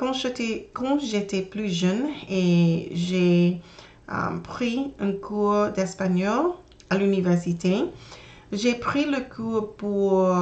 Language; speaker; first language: French; non-native, learner; English